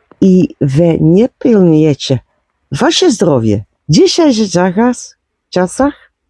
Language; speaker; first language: Polish; non-native, learner; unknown